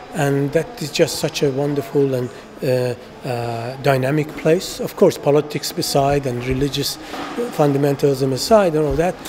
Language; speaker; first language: English; non-native, fluent; Persian